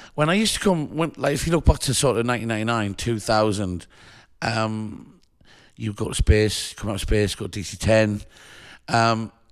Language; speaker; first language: English; native; English